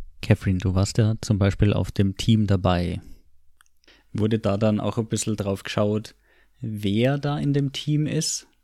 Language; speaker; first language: German; native; German